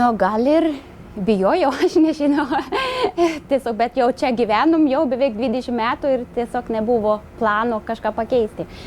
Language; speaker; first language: Lithuanian; non-native, fluent; Swedish